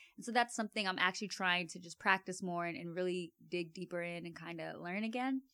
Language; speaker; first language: English; native; English